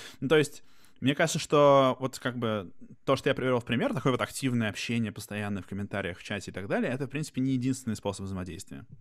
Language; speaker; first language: Russian; native; Russian